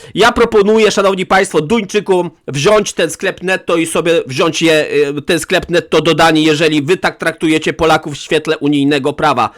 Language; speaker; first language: Polish; native; Polish